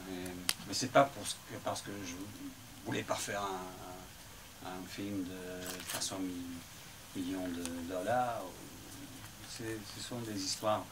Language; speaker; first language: French; non-native, fluent; English